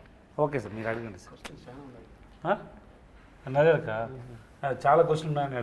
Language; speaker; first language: Telugu; non-native, local second language; Tamil